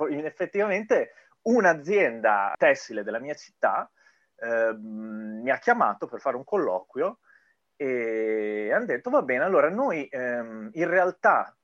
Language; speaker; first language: Italian; native; Italian